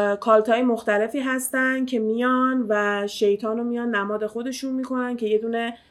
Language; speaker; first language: Persian; early bilingual, heritage; Persian